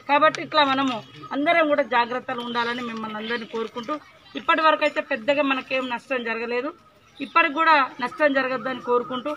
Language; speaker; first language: Telugu; native; Telugu